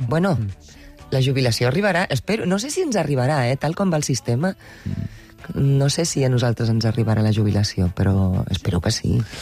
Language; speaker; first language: Catalan; non-native, local second language; Spanish